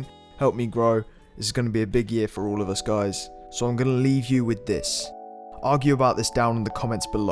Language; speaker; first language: English; native; English